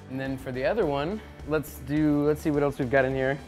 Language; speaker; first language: English; native; English